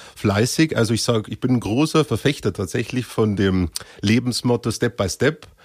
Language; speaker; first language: German; native; German